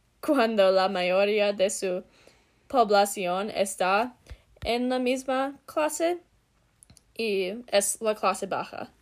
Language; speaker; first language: Spanish; non-native, learner; English